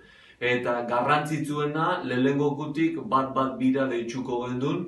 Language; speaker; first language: Basque; native; Basque